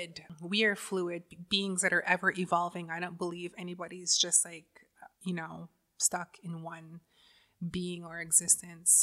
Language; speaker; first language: English; native; English